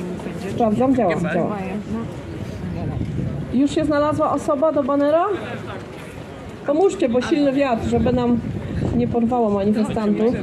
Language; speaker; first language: Polish; native; Polish